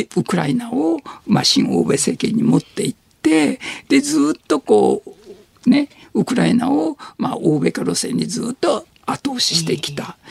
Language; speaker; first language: Japanese; native; Japanese